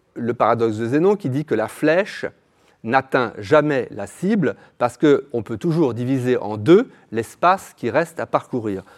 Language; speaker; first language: French; native; French